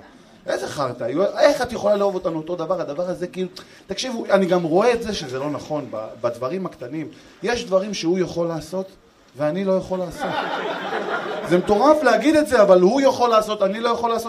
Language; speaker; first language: Hebrew; native; Hebrew